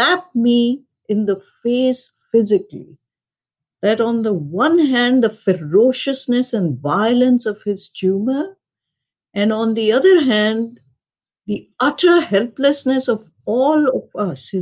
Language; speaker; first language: English; non-native, local second language; Urdu